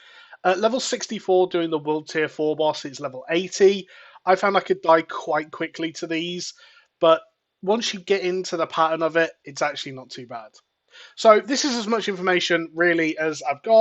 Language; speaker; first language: English; native; English